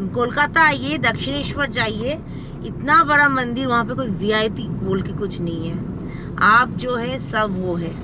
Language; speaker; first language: Hindi; non-native, local second language; Bangla